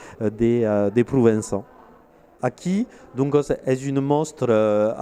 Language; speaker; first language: Occitan; non-native, local second language; French